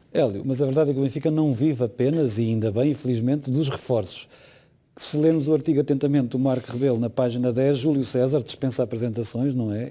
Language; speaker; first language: Portuguese; native; Portuguese